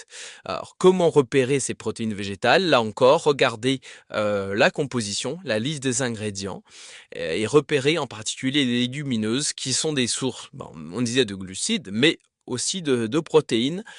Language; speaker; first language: French; native; French